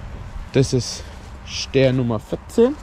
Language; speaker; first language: German; native; German